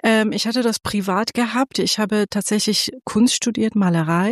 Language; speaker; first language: German; non-native, fluent; Persian